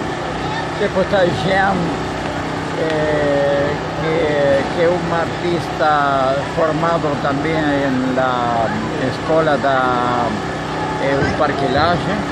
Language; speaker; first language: Portuguese; non-native, fluent; Spanish